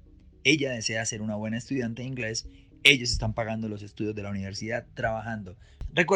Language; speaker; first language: Spanish; native; Spanish